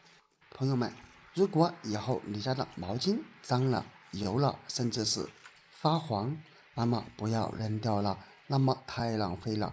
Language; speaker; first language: Chinese; native; Chinese